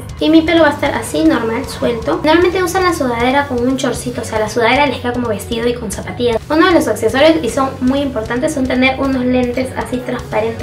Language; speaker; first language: Spanish; native; Spanish